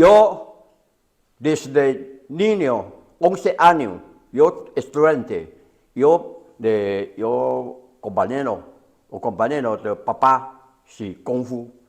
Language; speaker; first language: Spanish; non-native, learner; Chinese